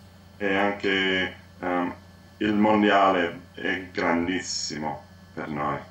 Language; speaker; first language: Italian; non-native, learner; English